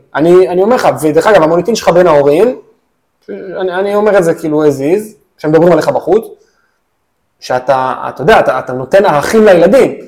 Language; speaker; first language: Hebrew; native; Hebrew